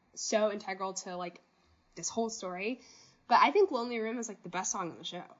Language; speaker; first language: English; native; English